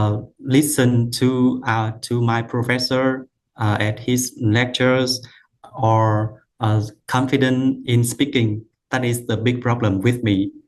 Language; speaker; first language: English; non-native, learner; Vietnamese